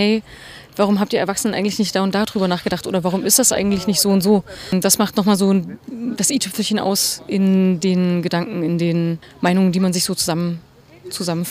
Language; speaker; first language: German; native; German